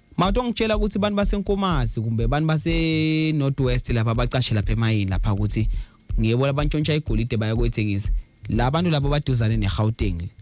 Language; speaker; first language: Zulu; non-native, local second language; Swati